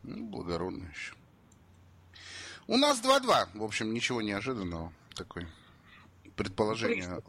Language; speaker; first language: Russian; native; Russian